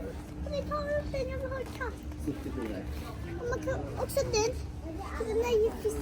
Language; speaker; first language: Swedish; early bilingual, other home language; Mongolian